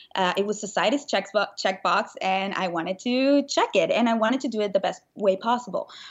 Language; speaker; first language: English; non-native, fluent; Spanish